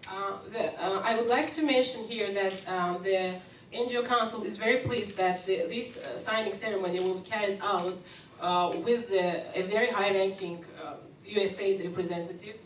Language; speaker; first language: English; non-native, fluent; Azerbaijani